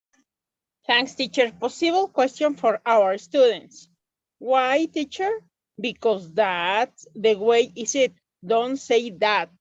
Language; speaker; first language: English; non-native, learner; Spanish